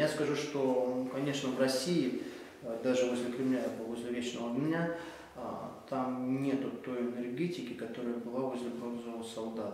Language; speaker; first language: Russian; native; Russian